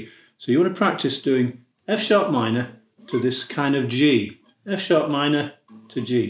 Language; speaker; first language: English; native; English